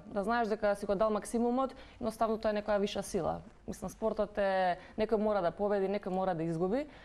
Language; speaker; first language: Macedonian; native; Macedonian